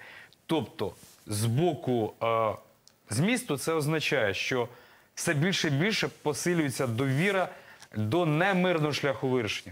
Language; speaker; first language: Ukrainian; native; Ukrainian